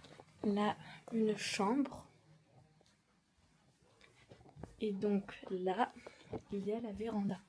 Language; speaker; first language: French; native; French